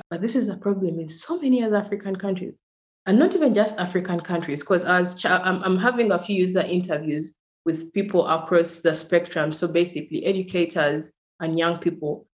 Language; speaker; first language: English; non-native, local second language; Ganda